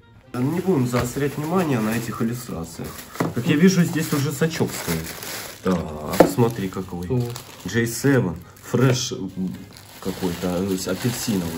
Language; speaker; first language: Russian; native; Russian